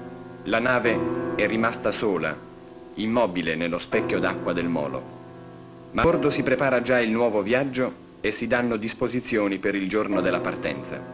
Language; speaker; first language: Italian; native; Italian